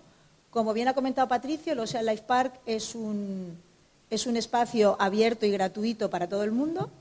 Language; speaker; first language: Spanish; native; Spanish